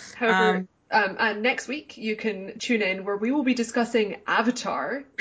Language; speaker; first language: English; native; English